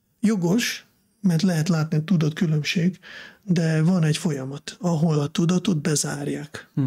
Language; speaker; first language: Hungarian; non-native, fluent; Russian